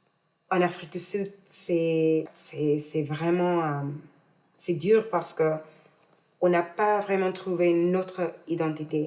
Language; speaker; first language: French; non-native, learner; English